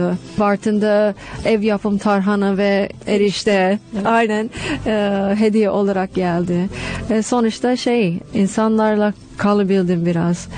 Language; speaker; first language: Turkish; non-native, fluent; English